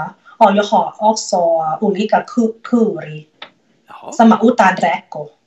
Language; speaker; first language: Swedish; non-native, learner; Thai